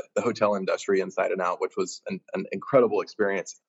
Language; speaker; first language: English; native; English